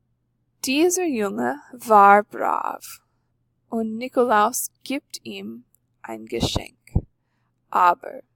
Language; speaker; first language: German; non-native, fluent; English